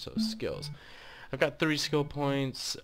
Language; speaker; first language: English; native; English